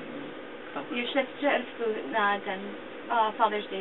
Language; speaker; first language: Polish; early bilingual, other home language; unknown